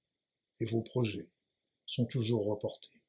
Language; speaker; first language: French; native; French